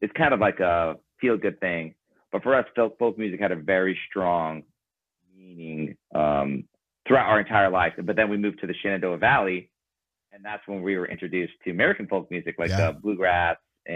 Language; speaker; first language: English; early bilingual, other home language; Ukrainian